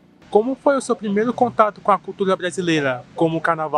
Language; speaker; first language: Portuguese; native; Portuguese